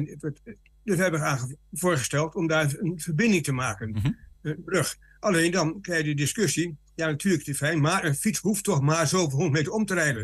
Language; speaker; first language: Dutch; native; Dutch